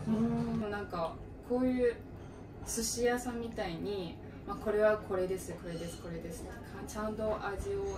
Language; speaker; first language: English; non-native, learner; Chinese